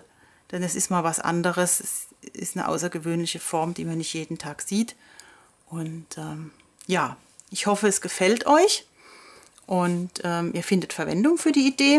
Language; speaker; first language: German; native; German